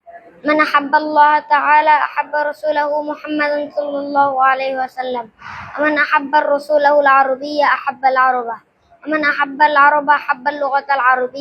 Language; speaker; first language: Arabic; non-native, learner; Bangla